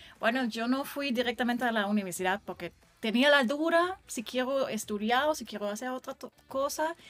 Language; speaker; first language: Spanish; non-native, fluent; German